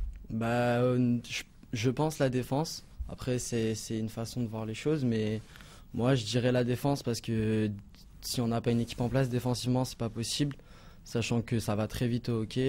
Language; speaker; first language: French; native; French